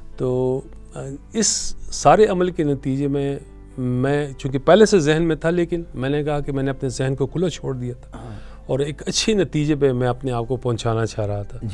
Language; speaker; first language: Urdu; non-native, local second language; Pashto